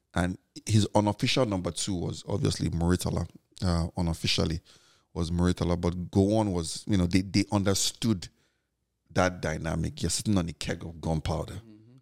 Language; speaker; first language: English; non-native, local second language; Igbo